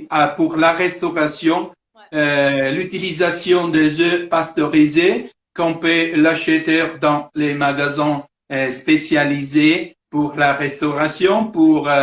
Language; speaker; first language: French; non-native, fluent; Italian